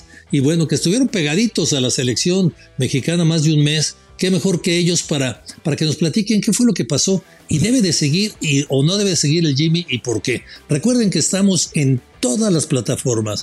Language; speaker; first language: Spanish; native; Spanish